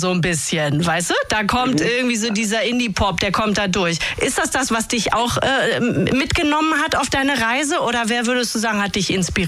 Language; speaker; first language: German; native; German